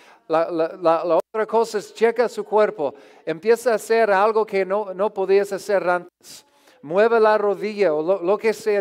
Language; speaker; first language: Spanish; non-native, learner; English